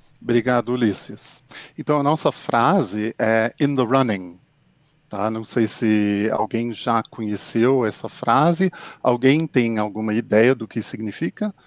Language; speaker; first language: Portuguese; non-native, fluent; English